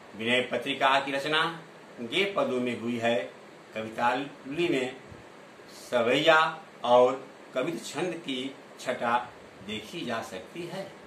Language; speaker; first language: Hindi; native; Hindi